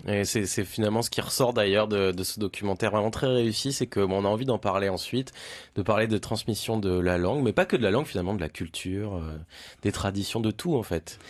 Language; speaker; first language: French; native; French